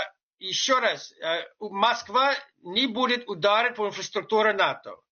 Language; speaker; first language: Russian; non-native, fluent; English